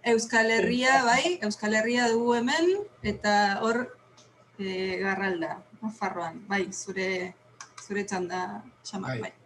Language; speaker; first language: Basque; non-native, fluent; Spanish